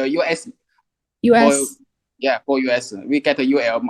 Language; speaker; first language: English; non-native, learner; Chinese